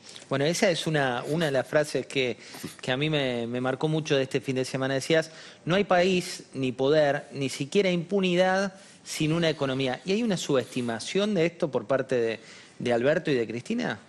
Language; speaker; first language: Spanish; native; Spanish